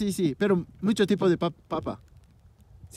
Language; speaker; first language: Spanish; non-native, learner; Japanese